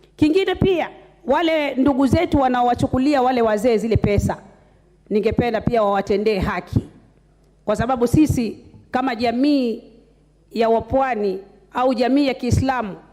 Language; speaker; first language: Swahili; native; Swahili